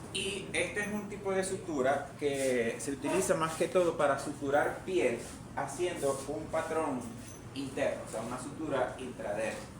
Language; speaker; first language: Spanish; native; Spanish